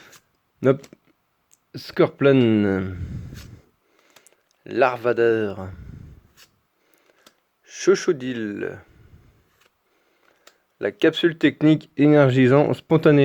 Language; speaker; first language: French; native; French